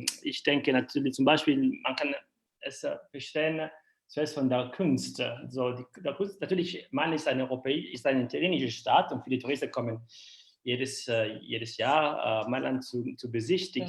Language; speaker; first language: German; non-native, learner; Italian